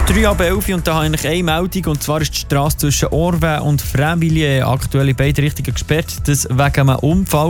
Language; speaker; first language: German; native; German